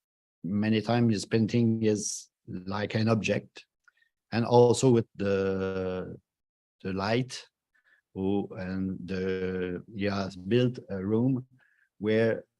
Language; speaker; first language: English; non-native, fluent; French